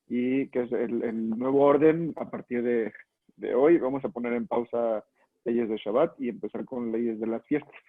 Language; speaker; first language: Spanish; native; Spanish